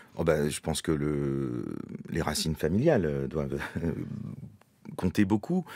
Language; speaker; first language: French; native; French